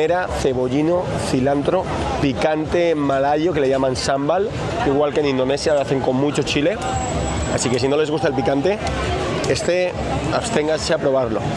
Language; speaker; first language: Spanish; native; Spanish